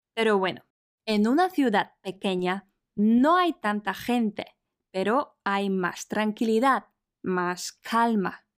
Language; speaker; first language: Spanish; non-native, fluent; Polish